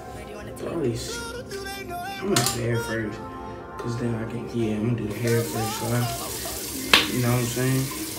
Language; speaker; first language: English; native; English